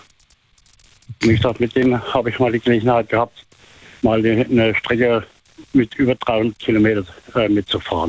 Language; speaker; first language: German; native; German